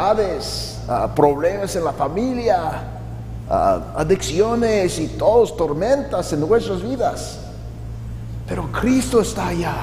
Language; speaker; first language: Spanish; non-native, learner; English